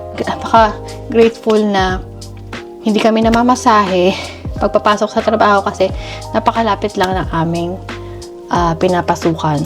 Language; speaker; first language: Filipino; native; Filipino